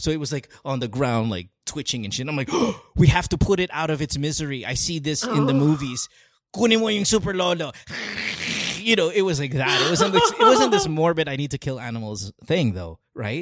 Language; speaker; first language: English; non-native, local second language; Filipino